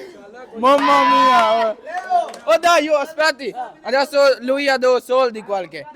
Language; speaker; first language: Italian; non-native, learner; Urdu